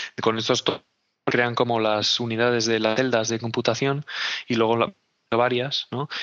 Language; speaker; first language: Spanish; native; Spanish